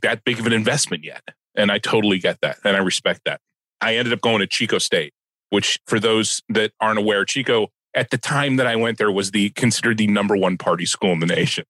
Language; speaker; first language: English; native; English